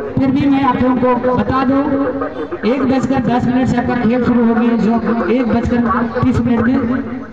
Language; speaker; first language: Hindi; native; Hindi